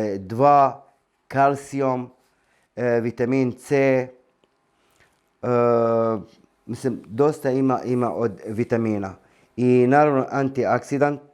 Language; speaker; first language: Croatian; non-native, fluent; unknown